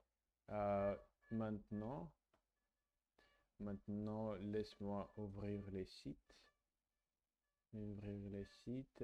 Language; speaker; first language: French; non-native, learner; English